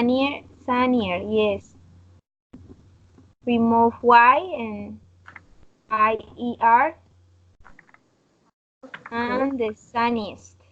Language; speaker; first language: English; non-native, learner; Spanish